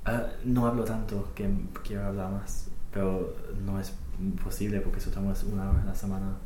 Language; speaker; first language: Spanish; non-native, fluent; English